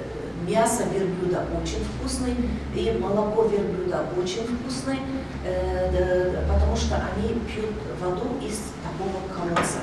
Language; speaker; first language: Russian; non-native, local second language; Kazakh